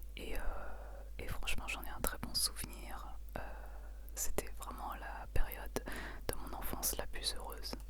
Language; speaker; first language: French; early bilingual, other home language; Aramaic